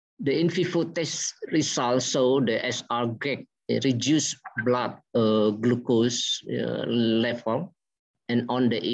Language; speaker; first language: English; non-native, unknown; Indonesian